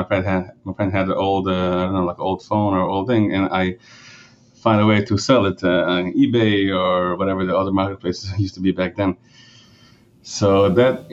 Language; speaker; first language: English; early bilingual, other home language; Yiddish